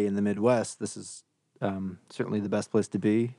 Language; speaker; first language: English; native; English